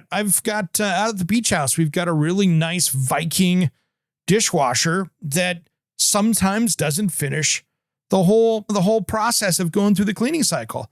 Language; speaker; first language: English; native; English